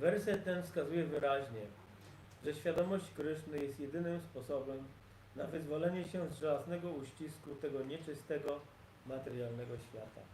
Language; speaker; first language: Polish; native; Polish